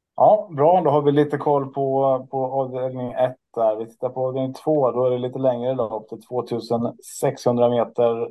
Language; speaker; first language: Swedish; native; Swedish